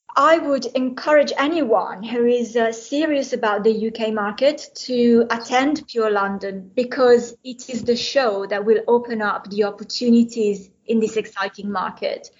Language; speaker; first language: English; non-native, fluent; Italian